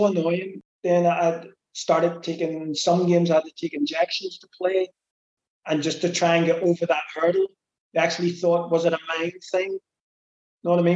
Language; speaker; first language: English; native; English